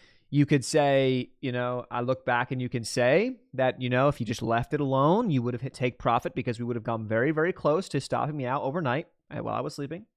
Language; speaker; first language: English; native; English